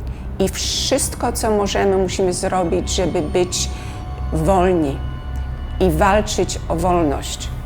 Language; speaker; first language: Polish; early bilingual, heritage; Polish